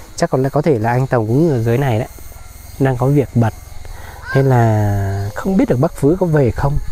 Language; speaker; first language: Vietnamese; non-native, local second language; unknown